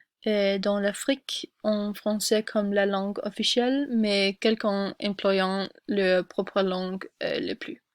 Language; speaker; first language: French; non-native, learner; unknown